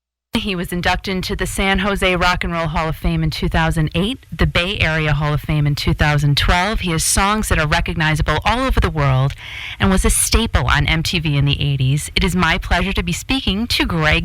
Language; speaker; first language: English; native; English